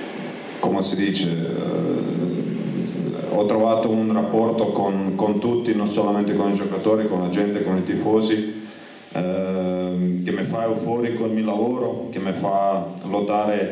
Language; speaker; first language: Italian; non-native, fluent; Croatian